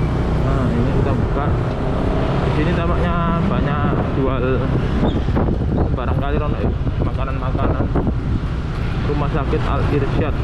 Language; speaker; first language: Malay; non-native, local second language; Javanese